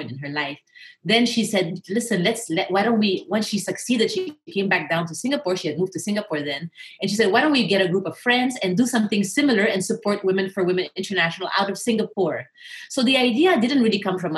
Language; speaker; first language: English; non-native, local second language; French